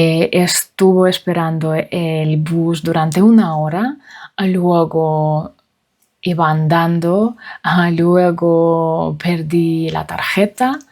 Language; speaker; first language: Spanish; non-native, fluent; Russian